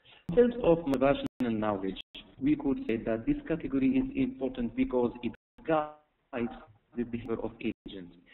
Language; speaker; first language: English; non-native, fluent; Arabic